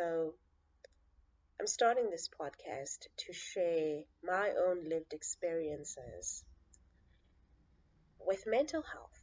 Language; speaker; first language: English; non-native, local second language; Xhosa